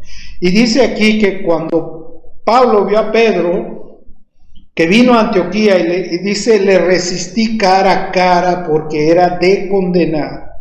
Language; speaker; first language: Spanish; native; Spanish